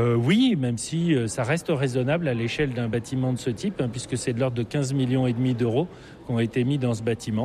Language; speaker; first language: French; native; French